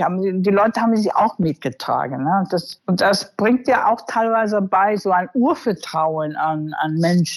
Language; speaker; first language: German; non-native, fluent; English